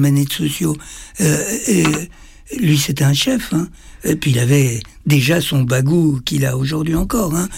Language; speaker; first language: French; native; French